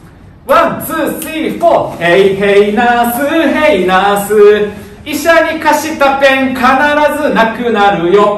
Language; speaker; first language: Japanese; native; Japanese